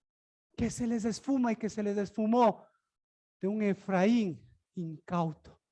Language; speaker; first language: Spanish; native; Spanish